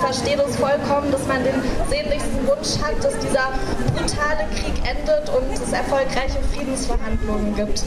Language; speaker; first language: German; native; German